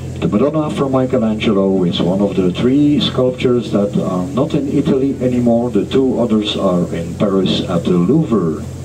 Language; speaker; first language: English; non-native, fluent; Dutch